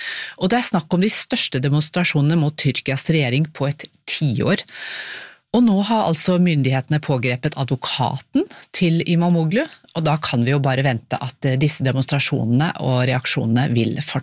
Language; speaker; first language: Norwegian; native; Norwegian